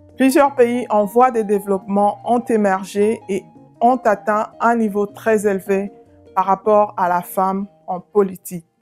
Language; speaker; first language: French; non-native, local second language; Lingala